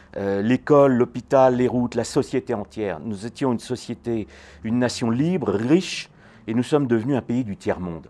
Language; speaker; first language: French; native; French